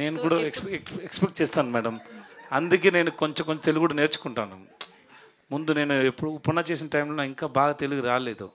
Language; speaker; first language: Telugu; non-native, learner; Tamil